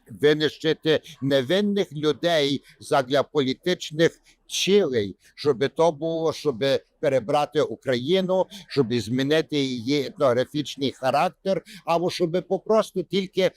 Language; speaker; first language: Ukrainian; early bilingual, heritage; Ukrainian